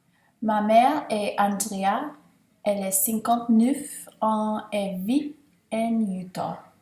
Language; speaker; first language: French; non-native, learner; English